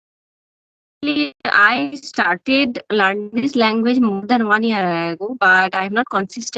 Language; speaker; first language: English; non-native, learner; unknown